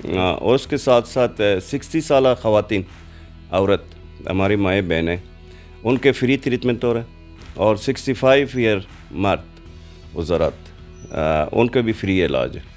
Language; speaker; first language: Urdu; non-native, local second language; Punjabi